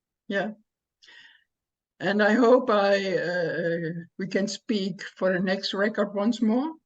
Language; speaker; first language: English; non-native, learner; German